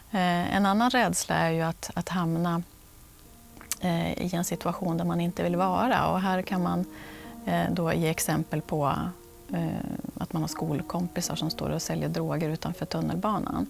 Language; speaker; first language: Swedish; native; Swedish